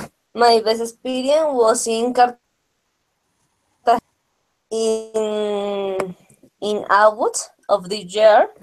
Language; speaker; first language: English; non-native, learner; Spanish